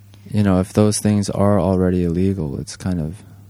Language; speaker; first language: English; native; English